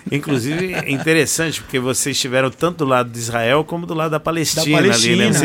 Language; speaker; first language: Portuguese; native; Portuguese